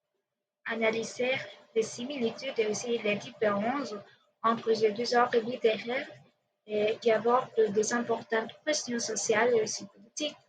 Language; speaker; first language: French; non-native, learner; Spanish